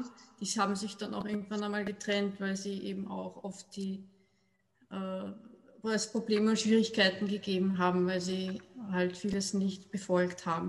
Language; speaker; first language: German; native; German